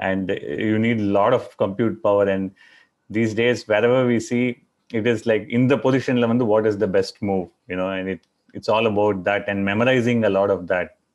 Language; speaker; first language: English; non-native, local second language; Tamil